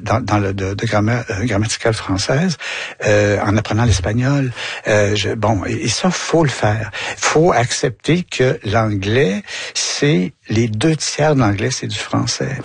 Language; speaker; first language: French; native; French